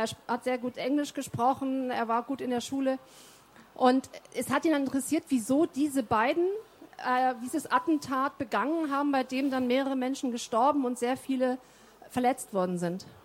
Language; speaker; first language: German; native; German